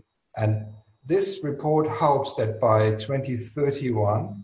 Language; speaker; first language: English; non-native, fluent; German